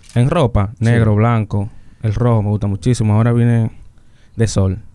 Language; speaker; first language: Spanish; native; Spanish